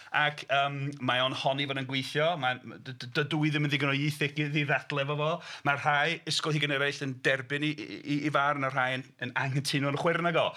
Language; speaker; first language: Welsh; non-native, fluent; English